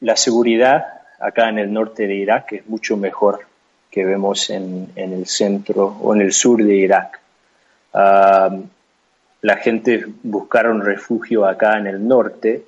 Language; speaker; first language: Spanish; non-native, fluent; English